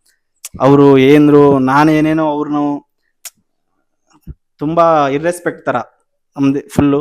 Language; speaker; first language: Kannada; non-native, local second language; Telugu